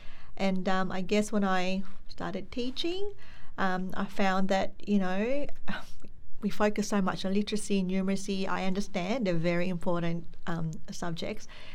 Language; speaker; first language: English; non-native, local second language; Filipino